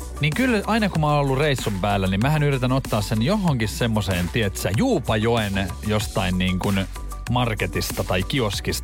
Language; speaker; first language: Finnish; native; Finnish